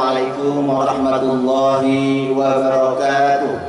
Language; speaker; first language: Indonesian; native; Indonesian